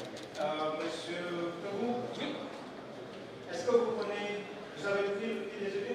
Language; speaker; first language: French; non-native, fluent; Indonesian